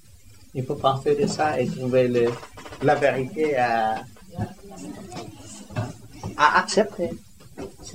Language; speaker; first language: French; non-native, learner; Vietnamese